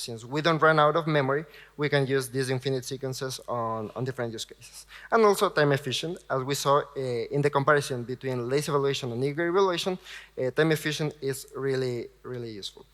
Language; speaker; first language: English; non-native, fluent; Spanish